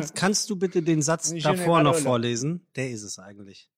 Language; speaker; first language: German; native; German